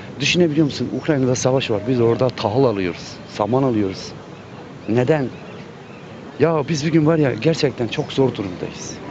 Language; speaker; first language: Turkish; native; Turkish